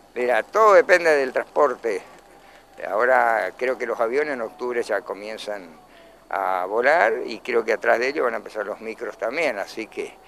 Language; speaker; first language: Spanish; native; Spanish